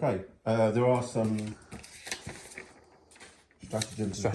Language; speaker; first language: English; native; English